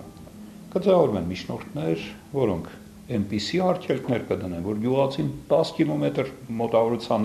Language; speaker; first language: Armenian; native; Armenian